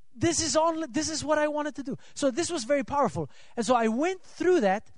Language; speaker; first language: English; non-native, fluent; Swiss German